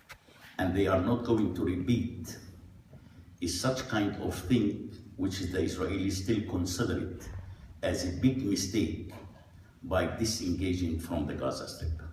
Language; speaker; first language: English; non-native, fluent; Arabic